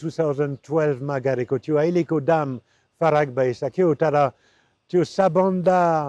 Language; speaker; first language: Nepali; non-native, learner; French